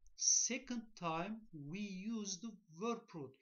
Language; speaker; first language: English; non-native, fluent; Turkish